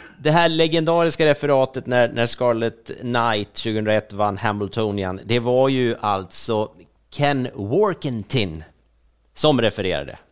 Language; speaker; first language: Swedish; native; Swedish